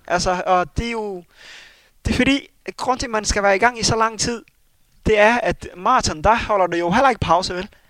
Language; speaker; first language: Danish; early bilingual, other home language; Somali